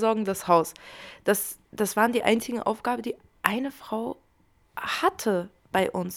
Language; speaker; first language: German; early bilingual, other home language; Kurdish